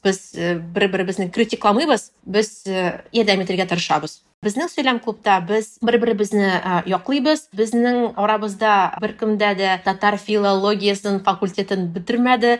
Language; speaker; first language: Tatar; non-native, local second language; Russian